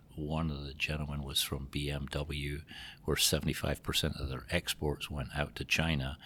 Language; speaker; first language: English; native; English